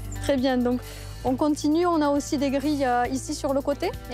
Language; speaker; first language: French; native; French